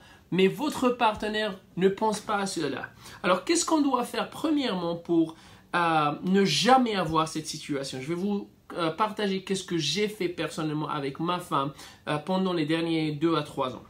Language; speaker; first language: French; non-native, fluent; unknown